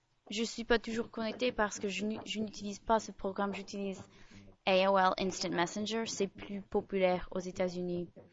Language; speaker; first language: French; non-native, fluent; English